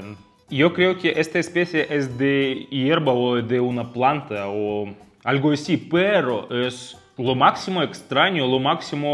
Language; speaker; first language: Spanish; non-native, fluent; Russian